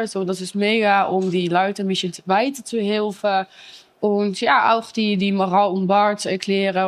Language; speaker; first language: German; non-native, learner; Dutch